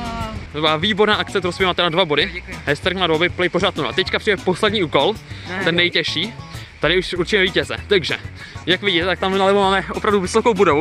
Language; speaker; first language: Czech; native; Czech